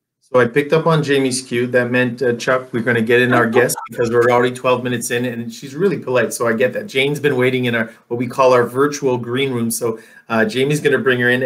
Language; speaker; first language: English; native; English